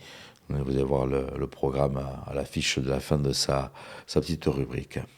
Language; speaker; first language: French; native; French